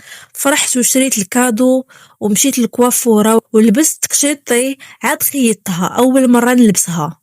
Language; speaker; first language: Arabic; native; Arabic